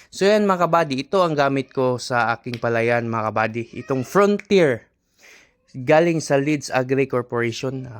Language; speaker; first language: Filipino; non-native, local second language; Cebuano